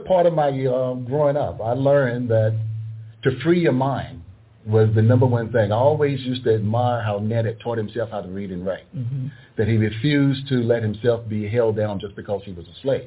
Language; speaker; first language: English; native; English